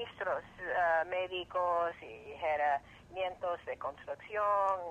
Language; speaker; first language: Spanish; early bilingual, heritage; English